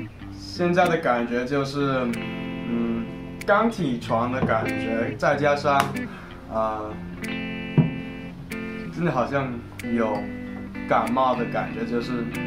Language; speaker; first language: Chinese; non-native, fluent; English